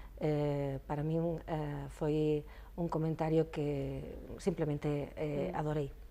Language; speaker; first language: Galician; non-native, local second language; Spanish